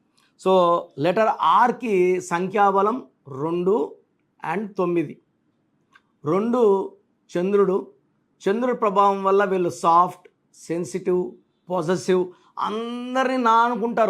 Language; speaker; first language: Telugu; native; Telugu